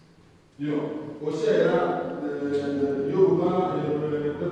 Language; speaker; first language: Lithuanian; non-native, learner; Igbo